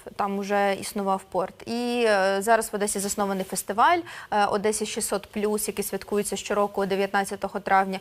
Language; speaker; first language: Ukrainian; non-native, local second language; Russian